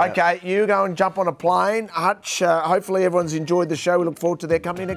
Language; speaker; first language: English; native; English